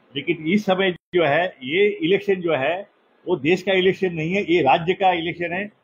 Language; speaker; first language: Hindi; non-native, local second language; Marathi